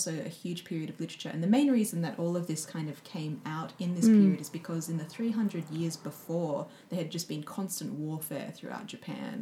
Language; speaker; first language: English; native; English